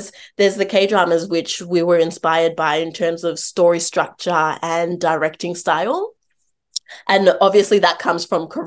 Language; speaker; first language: English; native; English